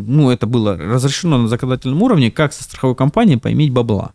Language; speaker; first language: Russian; native; Russian